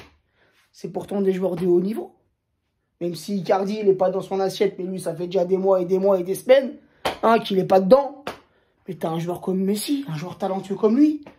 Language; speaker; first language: French; native; French